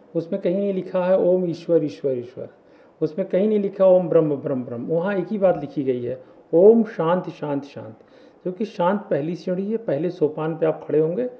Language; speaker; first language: Hindi; native; Hindi